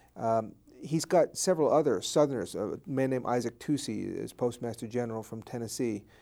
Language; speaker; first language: English; native; English